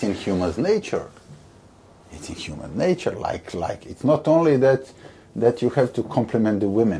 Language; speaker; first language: English; non-native, fluent; Croatian